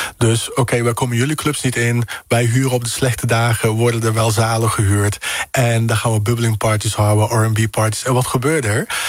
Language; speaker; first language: Dutch; early bilingual, other home language; Papiamento